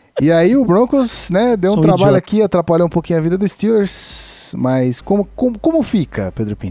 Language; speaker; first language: Portuguese; native; Portuguese